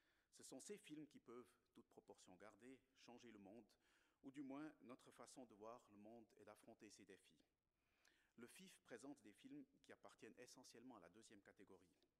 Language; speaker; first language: French; native; French